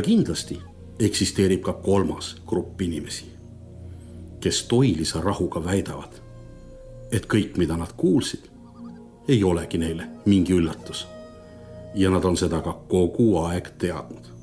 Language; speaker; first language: Estonian; native; Estonian